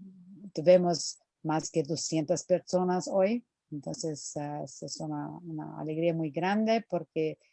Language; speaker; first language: Spanish; non-native, fluent; Portuguese